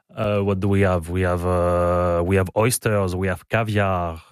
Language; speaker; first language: English; non-native, fluent; French